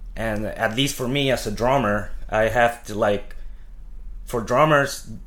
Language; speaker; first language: English; non-native, fluent; Spanish